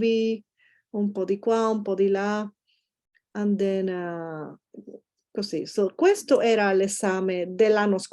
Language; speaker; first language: Italian; non-native, fluent; Spanish